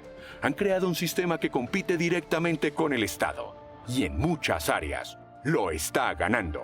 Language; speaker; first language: Spanish; native; Spanish